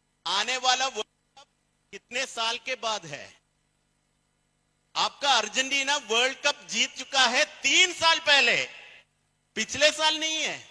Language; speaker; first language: Hindi; non-native, fluent; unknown